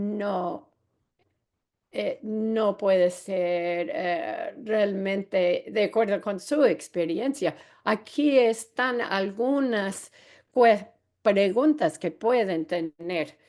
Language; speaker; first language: Spanish; non-native, fluent; English